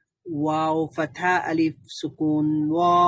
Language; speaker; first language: Arabic; non-native, learner; Bangla